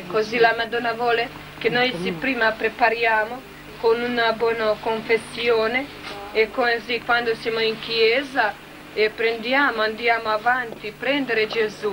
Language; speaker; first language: Italian; non-native, learner; Croatian